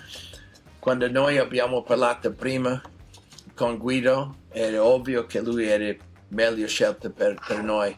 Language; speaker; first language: Italian; non-native, learner; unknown